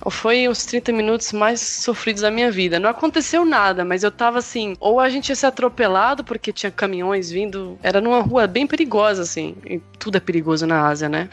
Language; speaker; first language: Portuguese; native; Portuguese